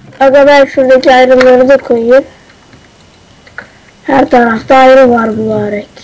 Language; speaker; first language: Turkish; native; Turkish